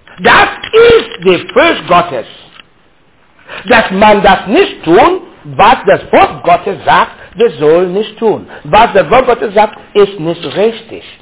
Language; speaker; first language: German; non-native, learner; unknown